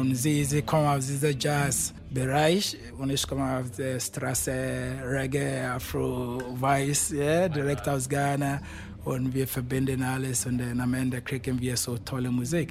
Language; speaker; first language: German; non-native, fluent; Akan